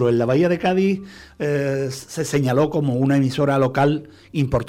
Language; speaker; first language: Spanish; native; Spanish